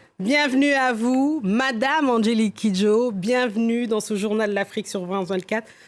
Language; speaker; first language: French; native; French